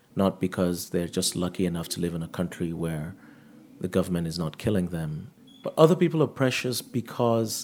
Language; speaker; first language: English; non-native, local second language; Yoruba